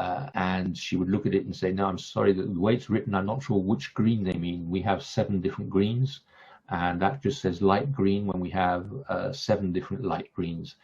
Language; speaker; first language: English; non-native, fluent; French